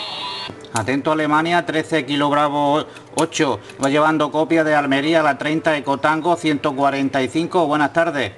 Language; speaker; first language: Spanish; native; Spanish